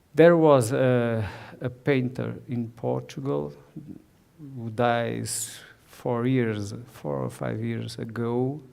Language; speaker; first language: English; non-native, learner; Portuguese